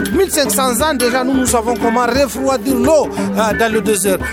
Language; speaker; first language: French; non-native, local second language; Tamasheq